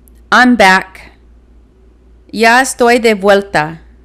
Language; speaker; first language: Spanish; non-native, learner; English